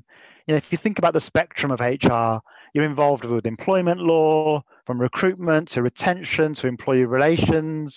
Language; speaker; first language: English; native; English